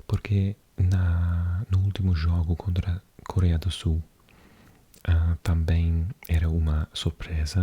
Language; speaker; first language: Portuguese; non-native, learner; English